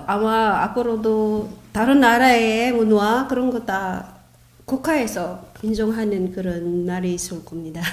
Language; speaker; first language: Korean; non-native, fluent; Filipino